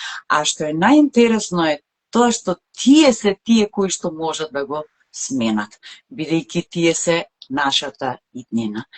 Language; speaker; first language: Macedonian; native; Macedonian